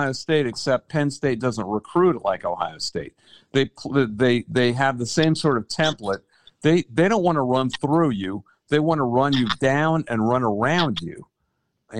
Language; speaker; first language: English; native; English